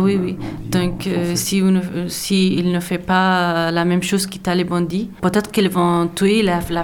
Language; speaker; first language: French; non-native, learner; Persian